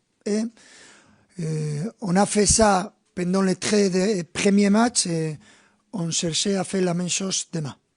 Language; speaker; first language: French; non-native, fluent; Spanish